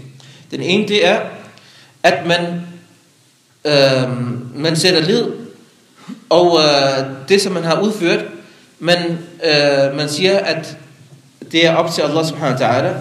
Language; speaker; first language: Danish; non-native, local second language; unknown